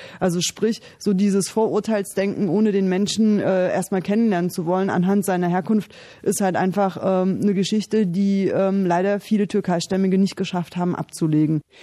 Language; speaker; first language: German; early bilingual, other home language; Turkish